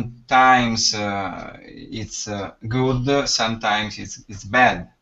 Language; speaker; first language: English; non-native, learner; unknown